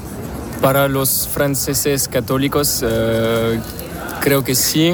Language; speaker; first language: Spanish; non-native, learner; French